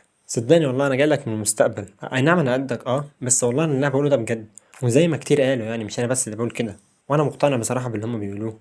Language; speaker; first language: Arabic; native; Arabic